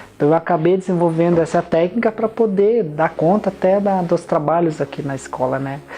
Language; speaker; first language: Portuguese; non-native, local second language; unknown